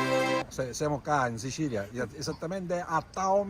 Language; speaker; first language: Italian; native; Italian